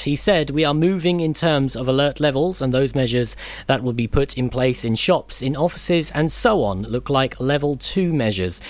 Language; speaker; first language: English; native; English